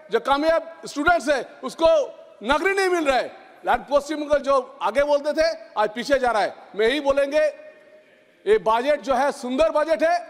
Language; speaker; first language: Hindi; non-native, local second language; Bangla